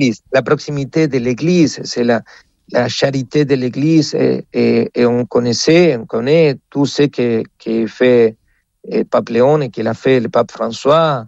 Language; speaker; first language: French; non-native, fluent; Spanish